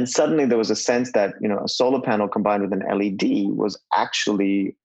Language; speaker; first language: English; non-native, local second language; Hindi